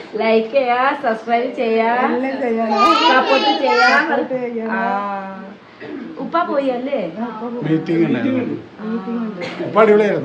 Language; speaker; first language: Malayalam; non-native, learner; Nepali